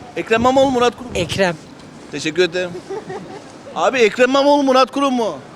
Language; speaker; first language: Turkish; native; Turkish